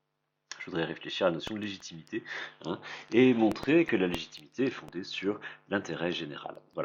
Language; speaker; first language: French; native; French